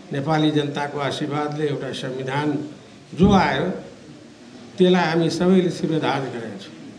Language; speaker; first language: Nepali; non-native, local second language; Maithili